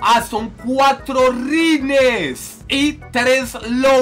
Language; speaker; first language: Spanish; native; Spanish